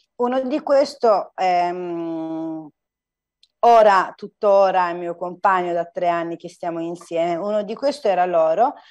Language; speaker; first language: Italian; non-native, fluent; Turkish